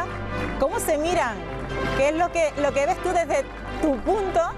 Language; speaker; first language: Spanish; native; Spanish